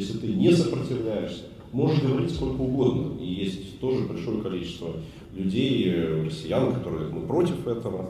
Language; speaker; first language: Russian; native; Russian